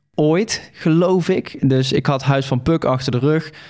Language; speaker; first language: Dutch; native; Dutch